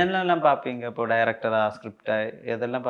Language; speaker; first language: Tamil; non-native, fluent; Malayalam